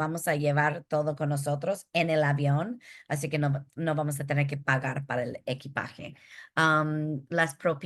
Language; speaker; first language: Spanish; early bilingual, heritage; Spanish